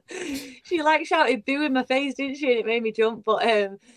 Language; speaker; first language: English; early bilingual, other home language; Bulgarian